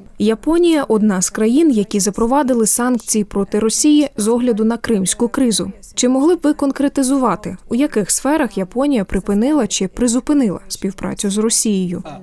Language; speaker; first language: Ukrainian; native; Ukrainian